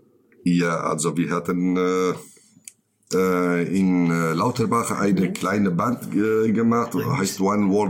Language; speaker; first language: German; non-native, learner; Kurdish